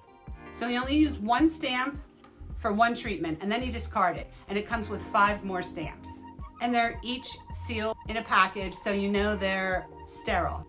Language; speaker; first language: English; native; English